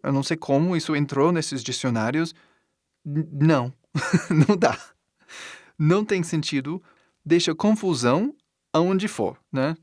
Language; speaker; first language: Portuguese; non-native, fluent; English